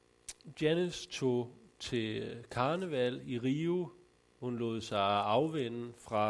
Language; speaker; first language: Danish; native; Danish